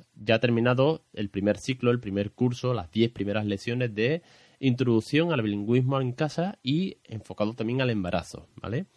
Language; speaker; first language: Spanish; native; Spanish